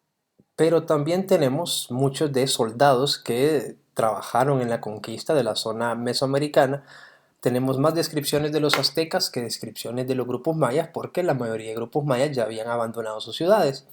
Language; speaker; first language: Spanish; native; Spanish